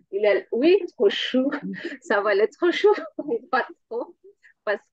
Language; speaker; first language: French; non-native, learner; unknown